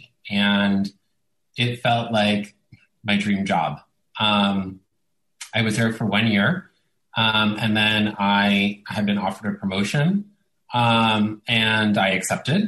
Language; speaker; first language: English; early bilingual, other home language; Italian